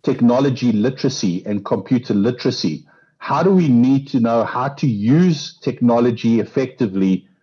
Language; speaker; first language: English; non-native, local second language; Afrikaans